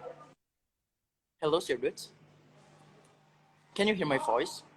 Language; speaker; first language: English; non-native, learner; Indonesian